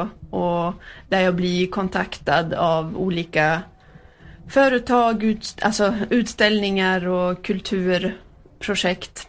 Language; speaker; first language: Swedish; early bilingual, heritage; Swedish